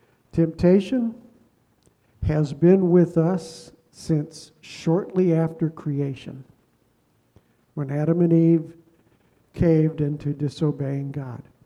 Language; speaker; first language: English; native; English